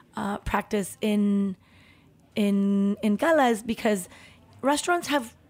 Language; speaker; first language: English; early bilingual, other home language; Spanish